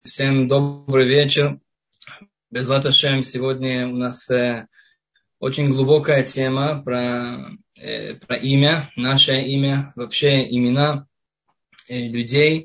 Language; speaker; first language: Russian; non-native, fluent; Hebrew